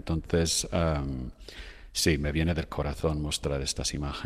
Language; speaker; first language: Spanish; non-native, fluent; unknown